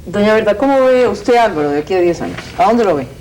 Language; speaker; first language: Spanish; native; Spanish